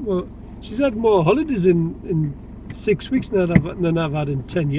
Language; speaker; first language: English; native; English